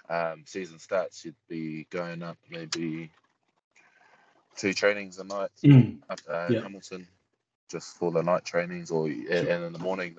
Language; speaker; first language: English; native; English